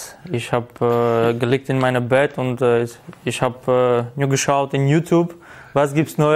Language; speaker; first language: German; non-native, learner; Armenian